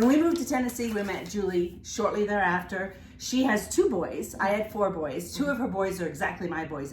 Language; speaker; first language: English; native; English